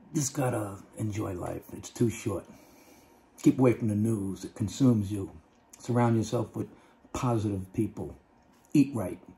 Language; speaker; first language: English; native; English